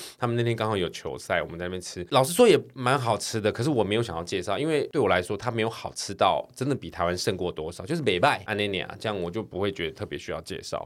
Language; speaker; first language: Chinese; native; Chinese